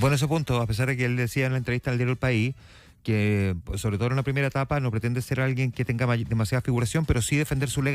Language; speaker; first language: Spanish; native; Spanish